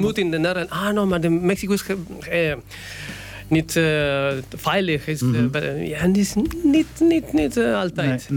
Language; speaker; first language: Dutch; non-native, learner; Spanish